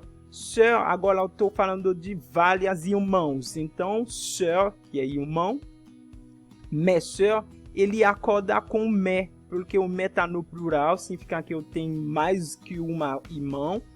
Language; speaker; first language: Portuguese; non-native, fluent; French